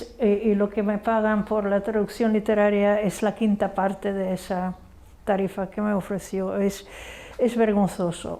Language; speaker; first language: Spanish; non-native, fluent; Hungarian